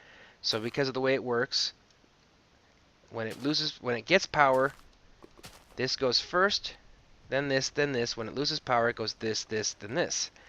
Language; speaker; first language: English; native; English